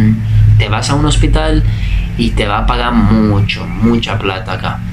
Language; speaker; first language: Spanish; non-native, fluent; Italian